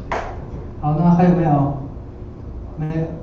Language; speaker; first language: Chinese; native; Chinese